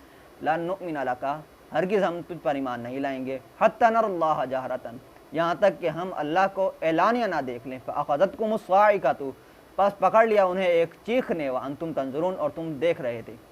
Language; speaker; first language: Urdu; native; Urdu